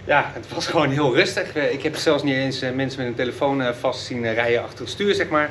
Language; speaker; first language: Dutch; native; Dutch